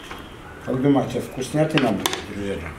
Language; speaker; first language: Russian; non-native, fluent; Armenian